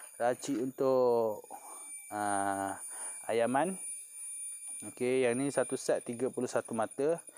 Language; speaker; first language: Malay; non-native, local second language; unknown